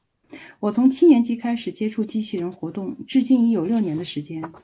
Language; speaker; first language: Chinese; native; Chinese